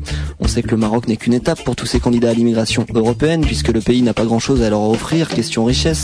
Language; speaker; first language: French; native; French